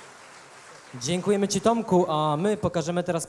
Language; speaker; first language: Polish; native; Polish